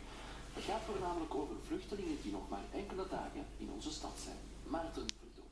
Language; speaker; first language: Dutch; native; Dutch